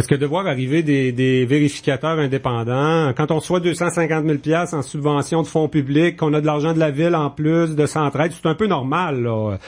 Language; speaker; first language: French; native; French